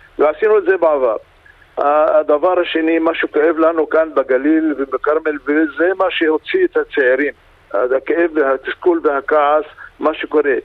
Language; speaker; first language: Hebrew; non-native, local second language; Arabic